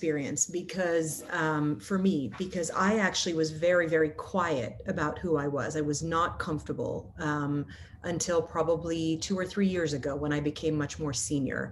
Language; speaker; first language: English; non-native, fluent; Arabic